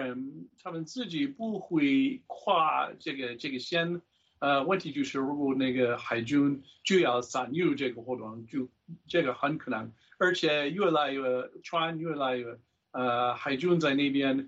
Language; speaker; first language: Chinese; non-native, fluent; English